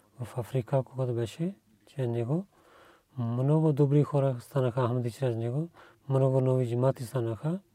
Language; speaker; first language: Bulgarian; non-native, learner; Urdu